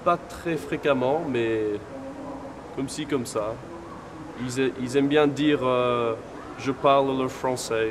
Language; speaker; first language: French; non-native, fluent; English